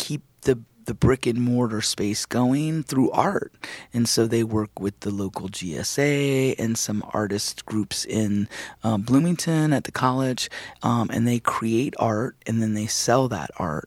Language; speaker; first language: English; native; English